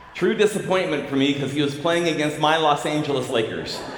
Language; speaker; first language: English; native; English